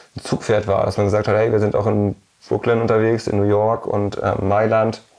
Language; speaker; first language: German; native; German